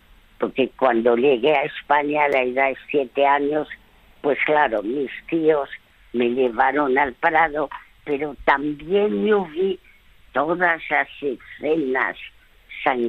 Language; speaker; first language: Spanish; early bilingual, other home language; French